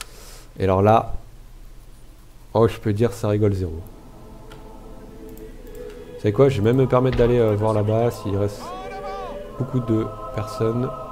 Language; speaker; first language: French; native; French